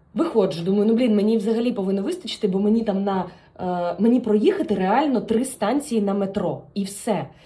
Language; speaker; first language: Ukrainian; non-native, local second language; Russian